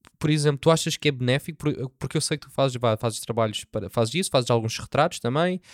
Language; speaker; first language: Portuguese; native; Portuguese